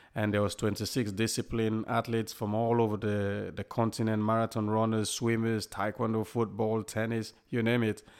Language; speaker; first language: English; non-native, local second language; Krio